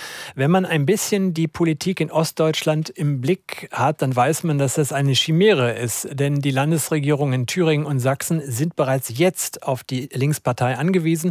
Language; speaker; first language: German; native; German